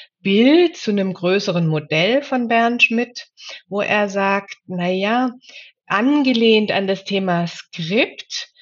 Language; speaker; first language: German; native; German